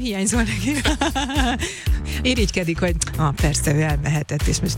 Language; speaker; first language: Hungarian; native; Hungarian